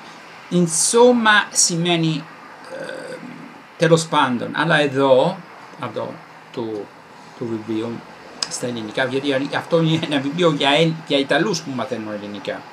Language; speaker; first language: Greek; non-native, fluent; Italian